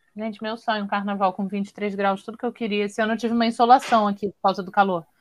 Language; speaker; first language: Portuguese; native; Portuguese